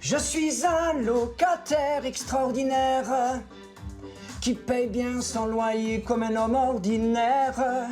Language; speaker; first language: French; native; French